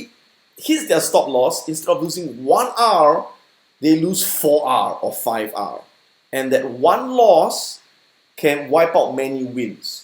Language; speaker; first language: English; native; English